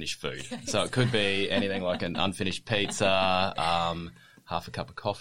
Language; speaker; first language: English; native; English